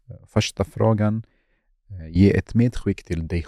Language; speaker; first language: Swedish; non-native, fluent; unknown